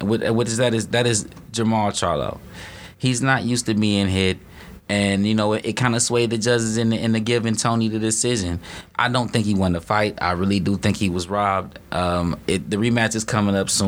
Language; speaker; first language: English; native; English